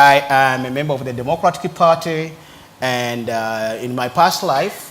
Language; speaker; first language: English; non-native, local second language; Ganda